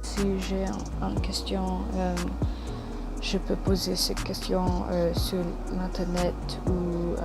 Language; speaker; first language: French; non-native, learner; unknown